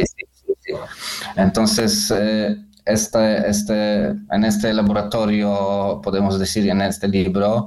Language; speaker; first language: Spanish; non-native, learner; Polish